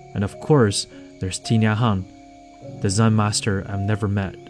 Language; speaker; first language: English; non-native, fluent; Chinese